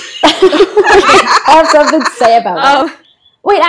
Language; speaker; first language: English; non-native, fluent; Spanish